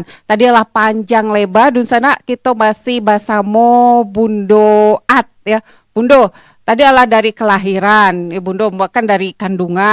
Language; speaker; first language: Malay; non-native, local second language; Minangkabau